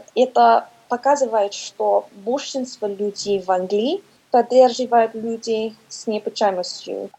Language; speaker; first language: Russian; non-native, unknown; English